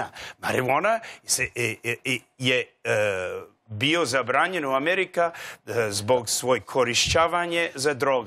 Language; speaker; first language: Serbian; non-native, learner; English